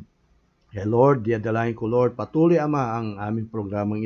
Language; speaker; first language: Filipino; native; Filipino